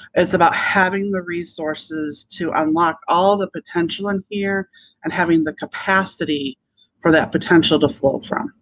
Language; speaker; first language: English; native; English